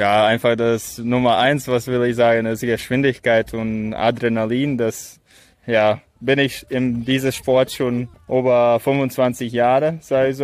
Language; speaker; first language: German; non-native, fluent; Latvian